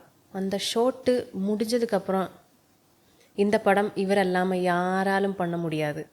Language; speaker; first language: Tamil; non-native, learner; Malayalam